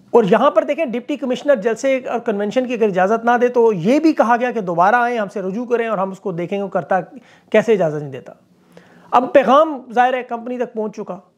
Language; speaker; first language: Urdu; native; Urdu